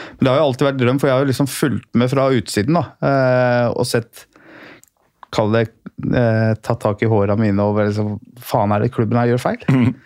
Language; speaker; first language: Norwegian; early bilingual, other home language; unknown